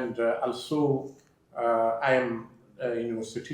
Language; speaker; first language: English; non-native, learner; Persian